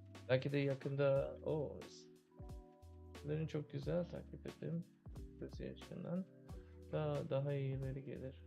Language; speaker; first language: Turkish; early bilingual, heritage; Turkish